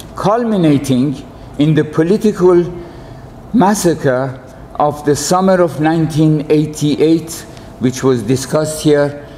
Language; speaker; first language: English; non-native, fluent; Persian